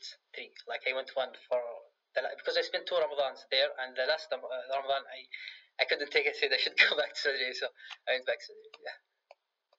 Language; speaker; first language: English; non-native, fluent; Arabic